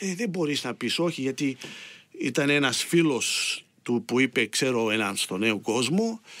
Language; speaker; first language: Greek; early bilingual, heritage; Greek